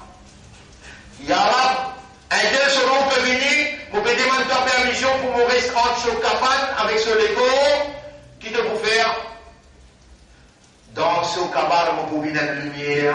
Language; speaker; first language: French; non-native, local second language; Morisyen